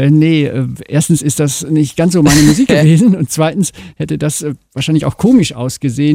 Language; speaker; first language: German; native; German